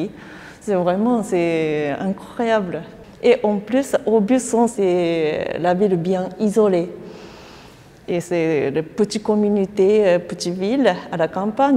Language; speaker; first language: French; non-native, fluent; Japanese